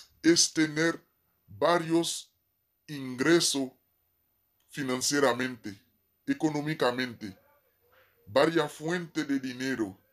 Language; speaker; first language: Spanish; non-native, fluent; Haitian Creole